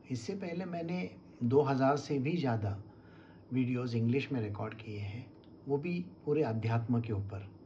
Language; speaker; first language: Hindi; non-native, local second language; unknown